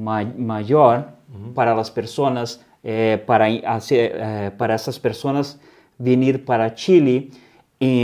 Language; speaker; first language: Spanish; non-native, fluent; Portuguese